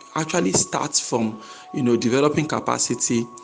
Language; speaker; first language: English; non-native, local second language; Yoruba